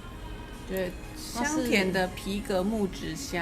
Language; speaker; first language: Chinese; native; Chinese